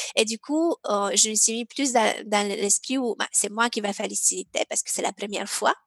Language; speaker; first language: French; non-native, fluent; Romanian